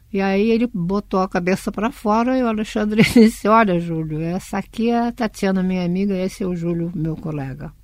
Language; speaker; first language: Portuguese; early bilingual, other home language; Russian